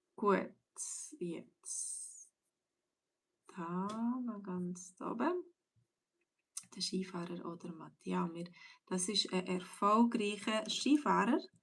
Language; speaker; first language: German; native; German